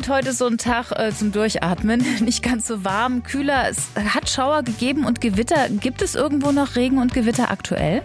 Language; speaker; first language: German; native; German